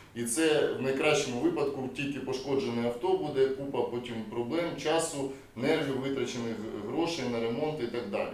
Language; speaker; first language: Ukrainian; native; Ukrainian